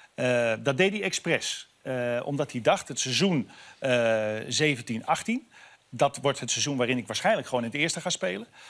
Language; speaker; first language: Dutch; native; Dutch